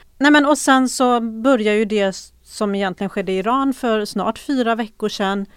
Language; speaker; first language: Swedish; early bilingual, other home language; Persian